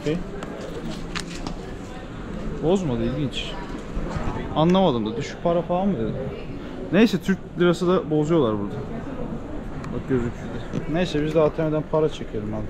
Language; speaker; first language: Turkish; native; Turkish